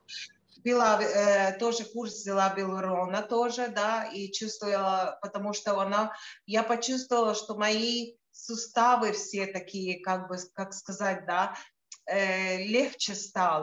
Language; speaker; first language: Russian; non-native, local second language; Latvian